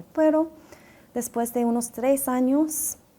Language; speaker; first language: Spanish; non-native, fluent; English